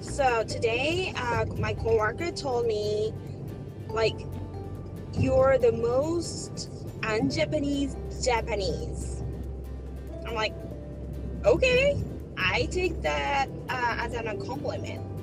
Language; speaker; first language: English; non-native, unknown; Japanese